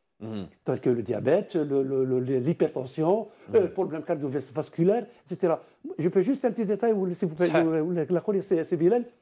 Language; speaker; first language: French; non-native, local second language; Arabic